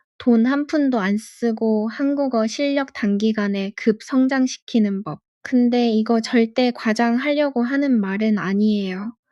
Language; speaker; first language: Korean; non-native, fluent; Arabic